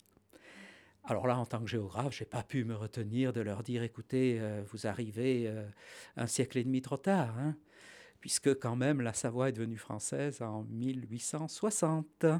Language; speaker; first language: French; native; French